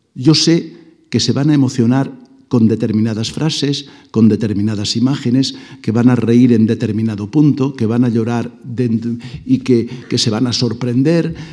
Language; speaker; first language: Spanish; native; Spanish